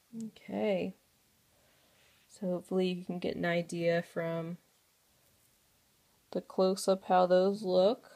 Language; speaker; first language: English; native; English